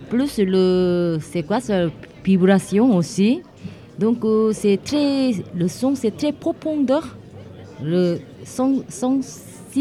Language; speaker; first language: French; non-native, learner; Korean